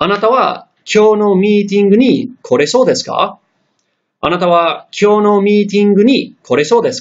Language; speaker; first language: Japanese; non-native, fluent; English